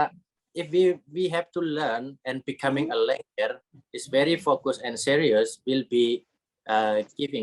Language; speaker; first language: English; non-native, learner; Indonesian